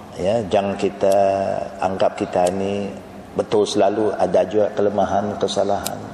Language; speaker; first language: Malay; native; Malay